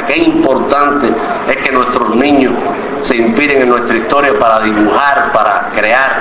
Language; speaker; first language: Spanish; native; Spanish